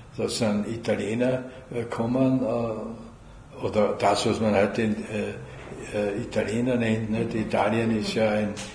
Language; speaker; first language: German; native; German